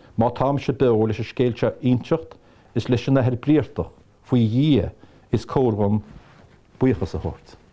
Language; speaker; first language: Irish; native; Irish